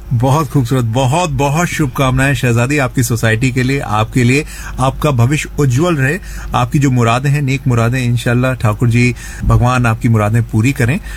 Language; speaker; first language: Hindi; native; Hindi